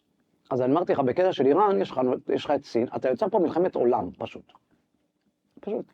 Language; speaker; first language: Hebrew; native; Hebrew